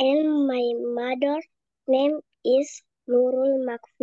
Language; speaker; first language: English; non-native, learner; Indonesian